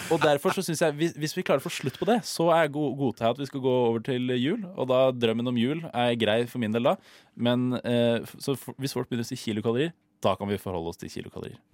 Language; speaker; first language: Norwegian; native; Norwegian